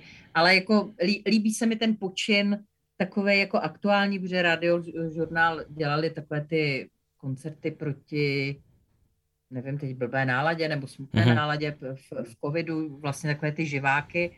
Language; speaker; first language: Czech; native; Czech